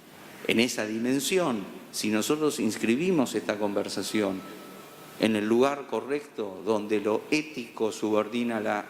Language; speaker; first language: Spanish; native; Spanish